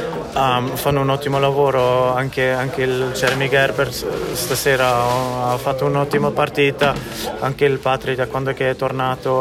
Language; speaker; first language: Italian; non-native, local second language; Swiss German